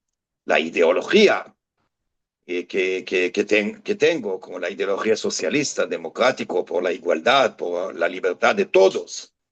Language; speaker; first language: Spanish; non-native, fluent; Hebrew